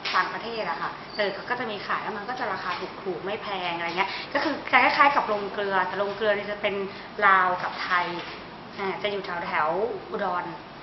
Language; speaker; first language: Thai; native; Thai